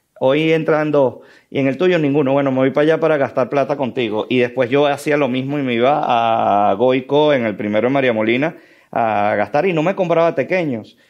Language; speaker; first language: Spanish; native; Spanish